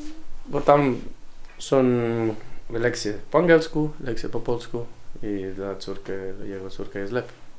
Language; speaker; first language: Polish; non-native, learner; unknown